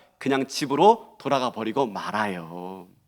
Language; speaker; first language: Korean; native; Korean